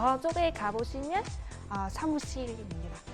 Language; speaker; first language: Korean; non-native, fluent; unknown